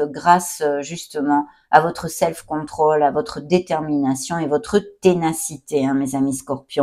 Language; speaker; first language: French; native; French